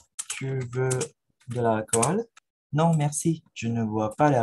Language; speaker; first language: French; non-native, fluent; Indonesian